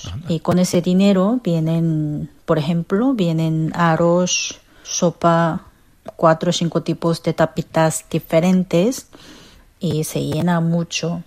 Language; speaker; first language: Spanish; non-native, learner; Korean